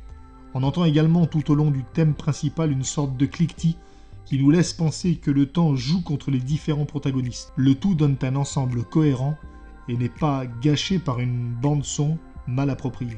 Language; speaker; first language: French; native; French